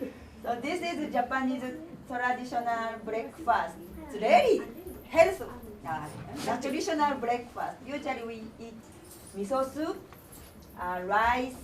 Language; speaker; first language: English; non-native, learner; Japanese